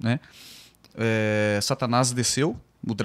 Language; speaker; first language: Portuguese; native; Portuguese